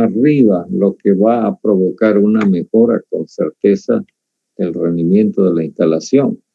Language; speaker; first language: Spanish; native; Spanish